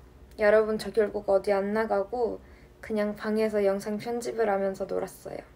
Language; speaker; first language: Korean; non-native, fluent; Russian